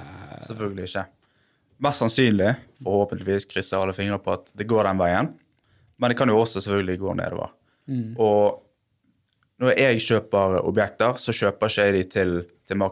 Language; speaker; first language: Norwegian; native; Norwegian